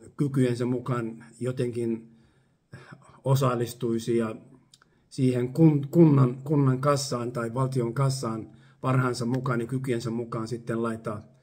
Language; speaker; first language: Finnish; non-native, fluent; Somali